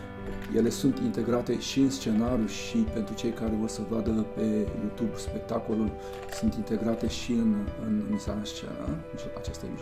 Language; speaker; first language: Romanian; native; Romanian